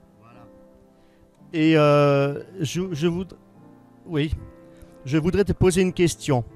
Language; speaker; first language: French; native; French